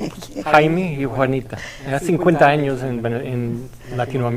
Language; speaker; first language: Spanish; non-native, fluent; English